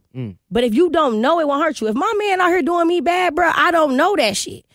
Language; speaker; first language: English; native; English